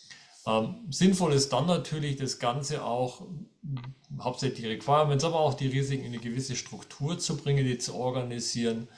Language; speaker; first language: German; native; German